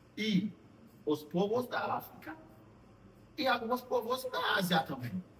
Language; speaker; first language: Portuguese; non-native, fluent; Haitian Creole